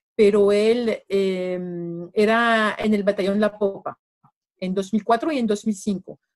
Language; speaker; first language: Spanish; non-native, fluent; French